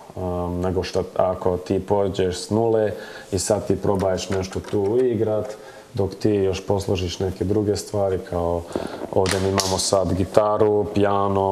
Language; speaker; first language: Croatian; early bilingual, heritage; Croatian